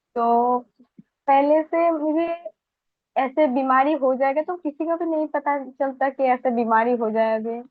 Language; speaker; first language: Hindi; non-native, local second language; Bangla